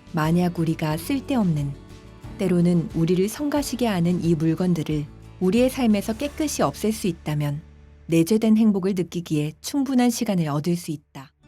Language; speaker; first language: Korean; native; Korean